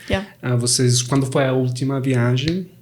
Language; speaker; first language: Portuguese; non-native, fluent; Spanish